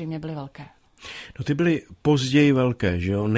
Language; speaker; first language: Czech; native; Czech